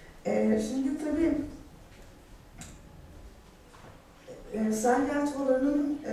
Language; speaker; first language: Turkish; native; Turkish